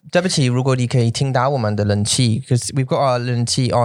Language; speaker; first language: Chinese; non-native, learner; English